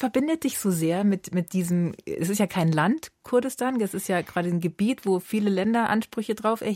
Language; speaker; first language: German; native; German